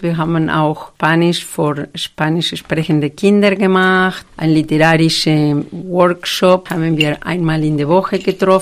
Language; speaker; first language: German; non-native, fluent; Spanish